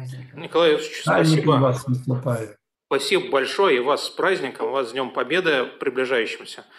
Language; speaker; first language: Russian; native; Russian